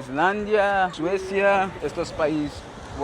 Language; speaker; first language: Spanish; non-native, learner; Kabuverdianu